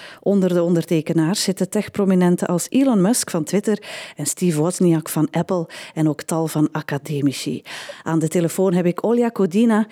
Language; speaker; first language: Dutch; native; Dutch